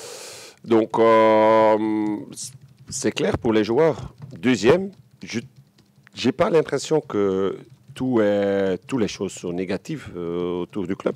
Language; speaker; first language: French; non-native, local second language; Dutch